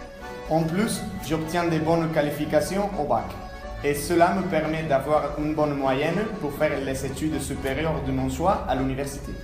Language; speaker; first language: French; non-native, learner; Spanish